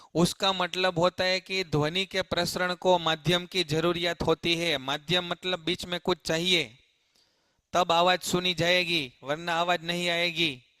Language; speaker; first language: Hindi; non-native, local second language; Gujarati